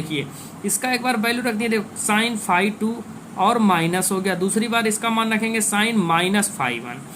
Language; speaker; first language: Hindi; native; Hindi